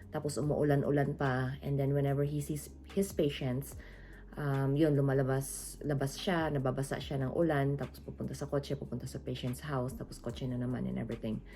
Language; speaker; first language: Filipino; non-native, local second language; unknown